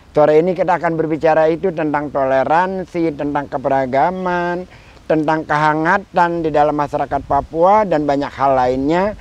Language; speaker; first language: Indonesian; native; Indonesian